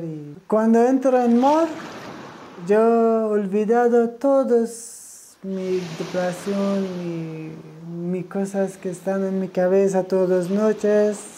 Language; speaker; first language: Spanish; non-native, learner; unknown